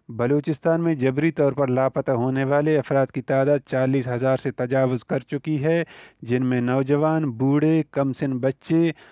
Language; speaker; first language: Urdu; non-native, local second language; Baluchi